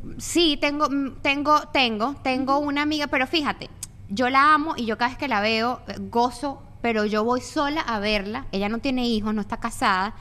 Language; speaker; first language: Spanish; native; Spanish